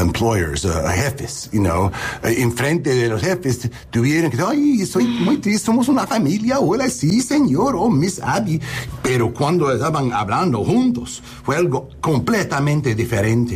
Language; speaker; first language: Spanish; non-native, learner; English